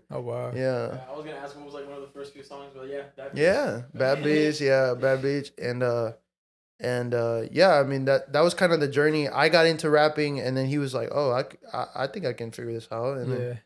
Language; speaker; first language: English; early bilingual, other home language; Spanish